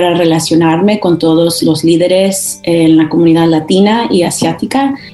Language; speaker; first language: Spanish; early bilingual, heritage; Spanish